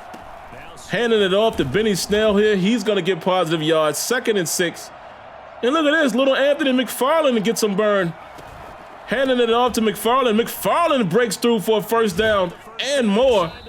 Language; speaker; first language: English; native; English